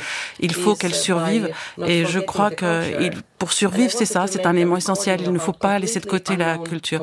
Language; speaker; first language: French; non-native, fluent; Ukrainian